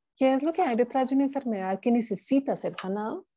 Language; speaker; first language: Spanish; native; Spanish